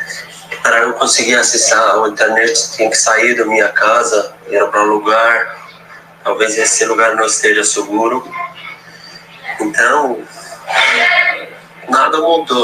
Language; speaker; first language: Portuguese; non-native, fluent; Arabic